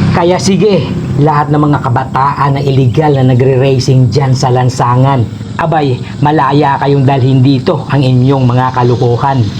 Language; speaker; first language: Filipino; non-native, local second language; Hiligaynon